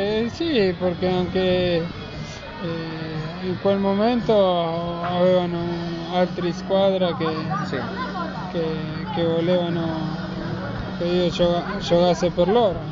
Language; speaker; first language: Italian; non-native, fluent; Spanish